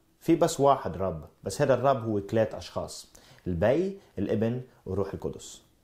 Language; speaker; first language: Arabic; early bilingual, heritage; Arabic